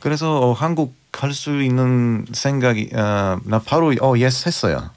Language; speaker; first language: Korean; non-native, fluent; Bulgarian